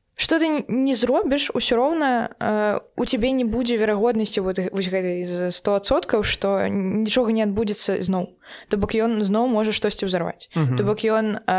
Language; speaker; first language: Belarusian; non-native, local second language; Russian